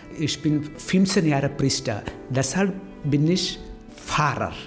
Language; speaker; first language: German; non-native, learner; Malayalam